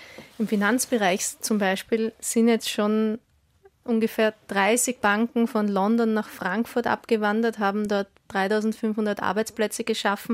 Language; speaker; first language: German; native; German